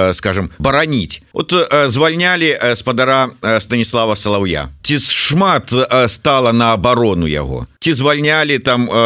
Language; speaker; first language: Belarusian; non-native, local second language; Russian